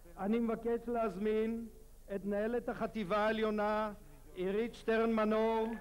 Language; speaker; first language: Hebrew; native; Hebrew